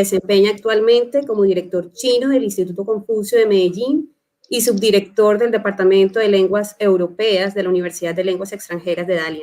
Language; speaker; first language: Spanish; native; Spanish